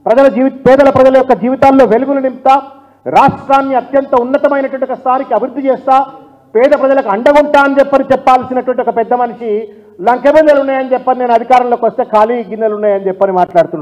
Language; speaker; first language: Telugu; native; Telugu